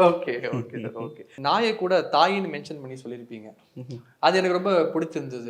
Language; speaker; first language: Tamil; native; Tamil